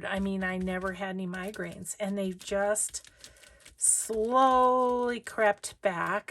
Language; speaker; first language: English; native; English